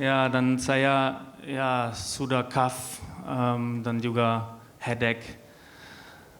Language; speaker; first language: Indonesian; non-native, learner; German